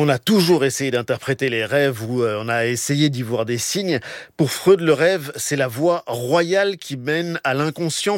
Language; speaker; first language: French; native; French